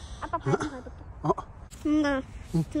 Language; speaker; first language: Korean; early bilingual, other home language; Tibetan